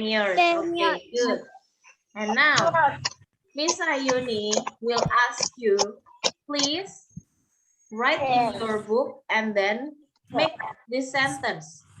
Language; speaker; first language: English; non-native, learner; Indonesian